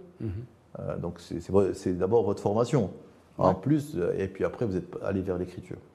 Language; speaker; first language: French; non-native, local second language; Arabic